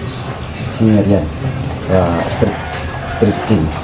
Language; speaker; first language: Filipino; native; Filipino